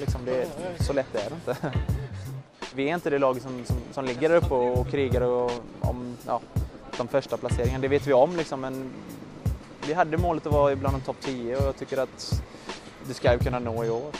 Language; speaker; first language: Swedish; native; Swedish